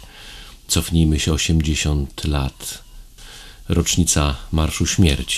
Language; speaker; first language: Polish; native; Polish